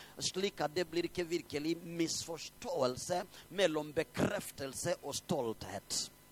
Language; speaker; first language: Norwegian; non-native, fluent; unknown